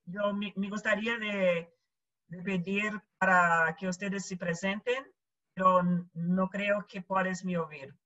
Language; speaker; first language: Spanish; non-native, local second language; Portuguese